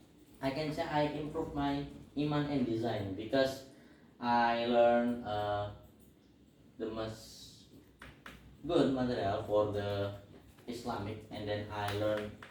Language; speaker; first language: English; non-native, learner; Indonesian